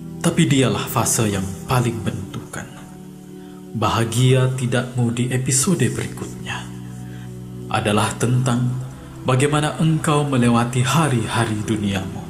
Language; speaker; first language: Indonesian; native; Indonesian